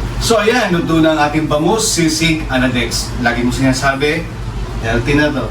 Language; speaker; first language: Filipino; non-native, local second language; Pampanga